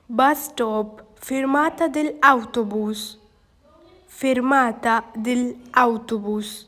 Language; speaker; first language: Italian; non-native, learner; Urdu